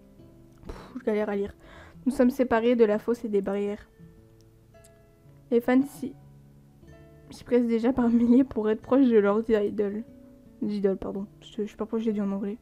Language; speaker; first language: French; native; French